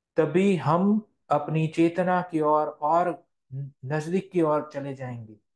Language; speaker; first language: Hindi; non-native, local second language; Gujarati